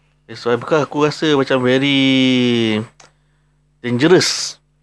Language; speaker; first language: English; non-native, local second language; Malay